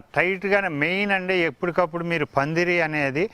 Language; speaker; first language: Telugu; native; Telugu